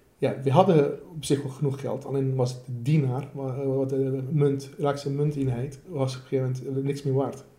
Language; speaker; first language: Dutch; non-native, fluent; Assyrian Neo-Aramaic